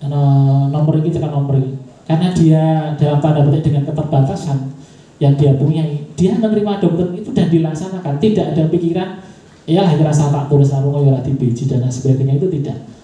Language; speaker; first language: Indonesian; native; Indonesian